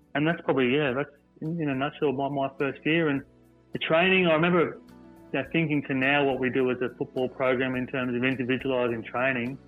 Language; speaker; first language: English; native; English